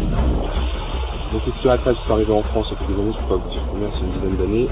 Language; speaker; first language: French; native; French